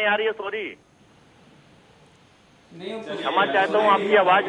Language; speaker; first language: Hindi; native; Hindi